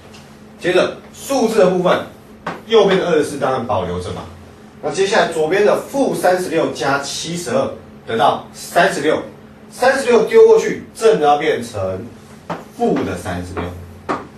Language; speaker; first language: Chinese; native; Chinese